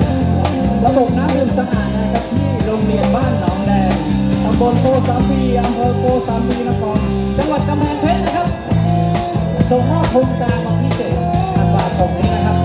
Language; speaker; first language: Thai; native; Thai